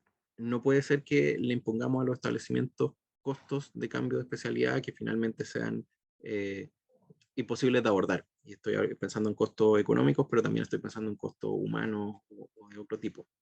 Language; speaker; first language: Spanish; native; Spanish